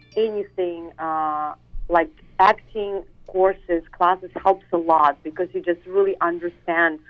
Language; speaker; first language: English; non-native, fluent; Russian